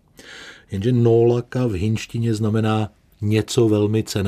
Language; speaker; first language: Czech; native; Czech